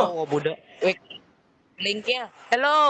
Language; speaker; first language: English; non-native, learner; Indonesian